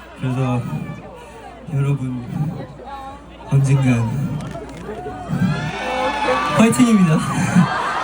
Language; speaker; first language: Korean; early bilingual, heritage; Korean